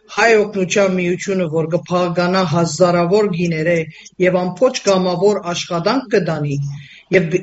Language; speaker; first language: Armenian; early bilingual, heritage; Armenian